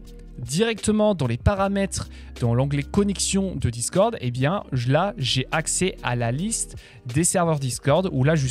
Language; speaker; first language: French; native; French